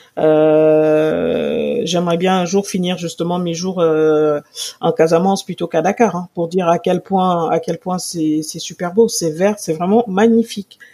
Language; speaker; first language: French; non-native, local second language; Wolof